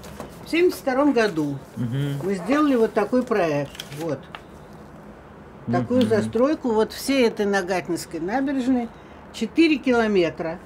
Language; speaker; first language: Russian; native; Russian